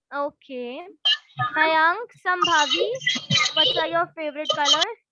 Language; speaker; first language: English; non-native, local second language; Hindi